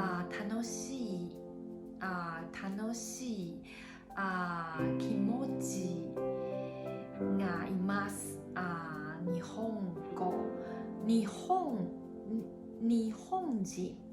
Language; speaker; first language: Japanese; non-native, learner; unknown